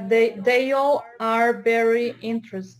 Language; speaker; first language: English; non-native, learner; Spanish